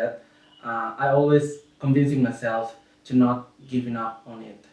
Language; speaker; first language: English; non-native, learner; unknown